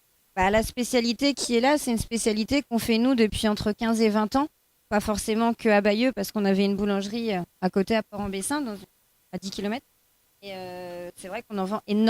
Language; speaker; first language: French; native; French